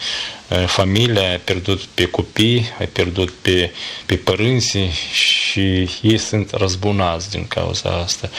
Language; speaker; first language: Romanian; non-native, learner; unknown